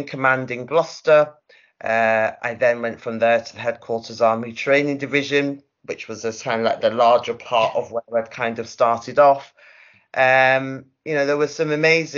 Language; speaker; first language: English; native; English